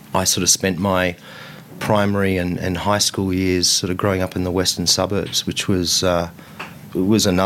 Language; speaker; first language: English; native; English